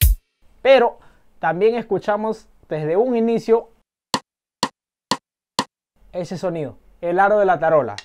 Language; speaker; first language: Spanish; native; Spanish